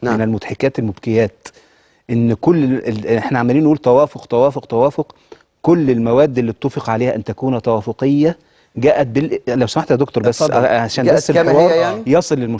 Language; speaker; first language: Arabic; native; Arabic